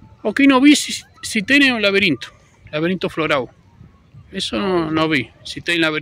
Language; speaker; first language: Spanish; non-native, fluent; Portuguese